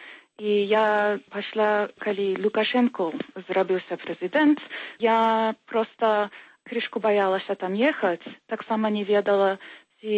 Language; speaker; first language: Belarusian; early bilingual, heritage; Belarusian